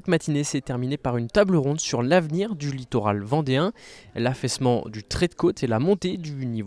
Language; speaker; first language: French; native; French